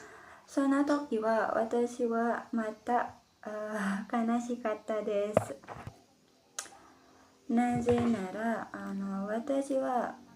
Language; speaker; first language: Japanese; non-native, learner; Indonesian